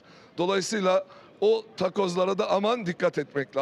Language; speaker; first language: Turkish; native; Turkish